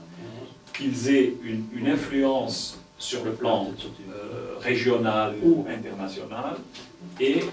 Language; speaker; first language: French; native; French